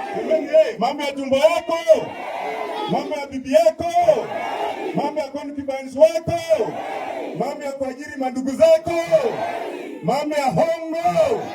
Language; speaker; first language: Swahili; non-native, local second language; Luyia